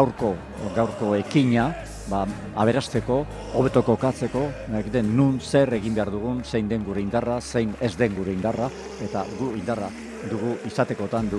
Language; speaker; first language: Basque; native; Basque